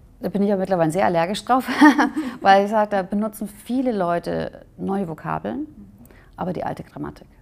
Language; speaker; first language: German; native; German